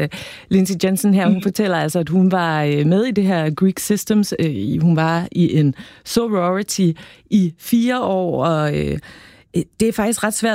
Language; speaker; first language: Danish; native; Danish